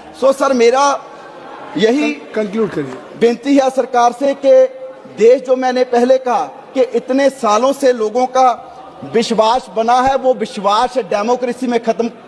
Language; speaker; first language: Hindi; non-native, local second language; Punjabi